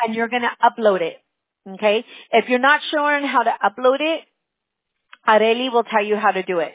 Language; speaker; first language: English; early bilingual, other home language; Spanish